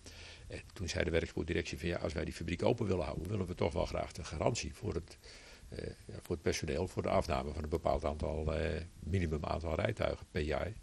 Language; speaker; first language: Dutch; native; Dutch